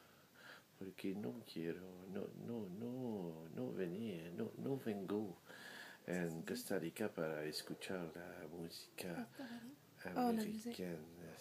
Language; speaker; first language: Spanish; non-native, learner; French